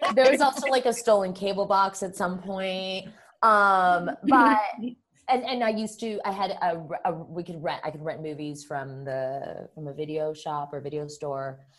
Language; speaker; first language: English; early bilingual, other home language; Spanish